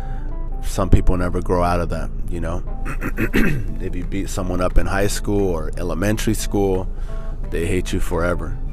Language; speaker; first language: English; native; English